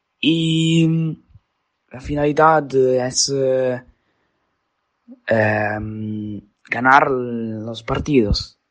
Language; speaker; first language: Spanish; non-native, learner; Italian